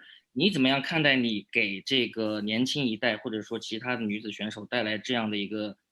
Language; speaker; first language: Chinese; native; Chinese